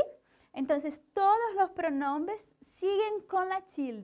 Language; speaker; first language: Spanish; non-native, fluent; Portuguese